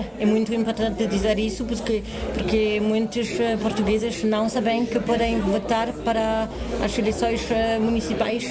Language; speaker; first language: Portuguese; non-native, fluent; French